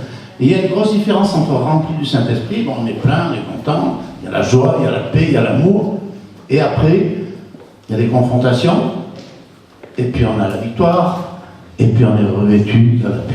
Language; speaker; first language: French; native; French